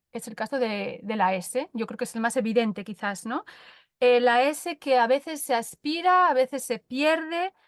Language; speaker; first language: Spanish; native; Spanish